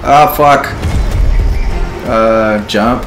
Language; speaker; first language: English; native; English